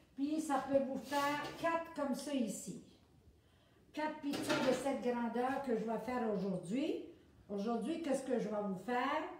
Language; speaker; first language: French; native; French